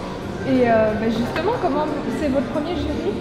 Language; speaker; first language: French; native; French